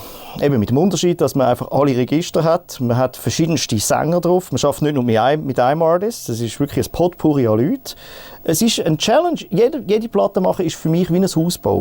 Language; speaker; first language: German; native; German